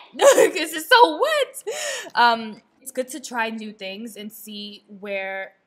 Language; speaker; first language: English; early bilingual, other home language; Spanish